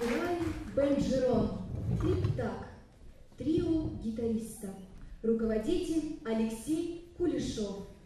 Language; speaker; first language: Russian; native; Russian